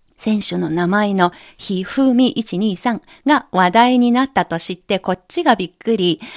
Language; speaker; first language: Japanese; non-native, fluent; Chinese